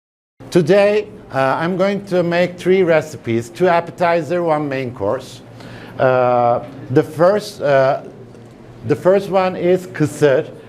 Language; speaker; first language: English; non-native, fluent; Turkish